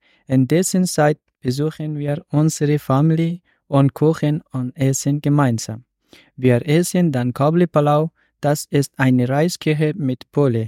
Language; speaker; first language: German; non-native, learner; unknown